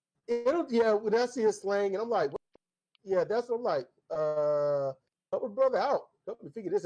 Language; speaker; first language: English; native; English